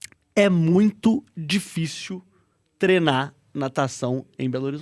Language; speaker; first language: Portuguese; native; Portuguese